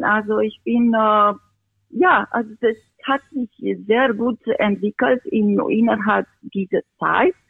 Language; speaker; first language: German; non-native, fluent; Romanian